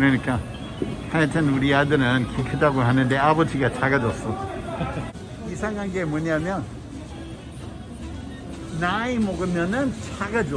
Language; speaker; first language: Korean; non-native, fluent; English